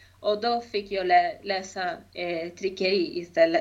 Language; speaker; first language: Swedish; non-native, fluent; Spanish